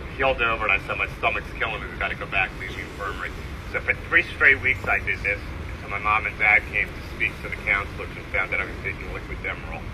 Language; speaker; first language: English; native; English